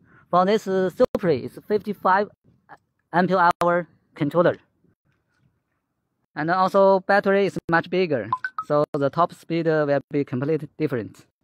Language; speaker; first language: English; non-native, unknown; Chinese